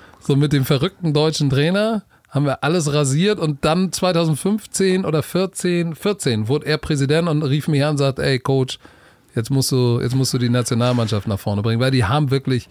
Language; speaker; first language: German; native; German